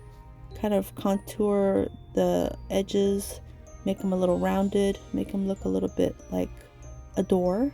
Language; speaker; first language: English; native; English